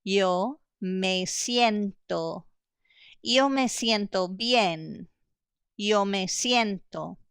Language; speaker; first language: Spanish; non-native, fluent; English